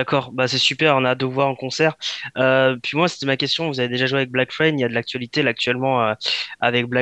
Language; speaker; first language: French; native; French